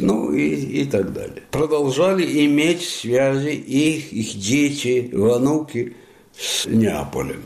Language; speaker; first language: Russian; non-native, fluent; Italian